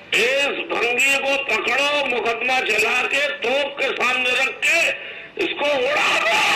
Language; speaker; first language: Urdu; native; Urdu